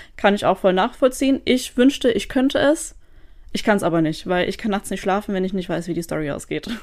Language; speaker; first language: German; native; German